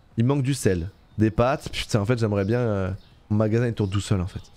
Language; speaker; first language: French; native; French